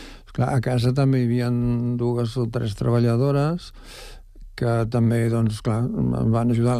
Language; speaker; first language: Catalan; native; Catalan